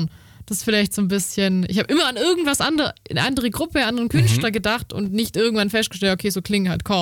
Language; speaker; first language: German; native; German